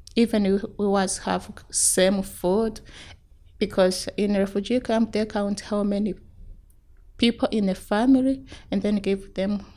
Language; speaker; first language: English; non-native, local second language; Rundi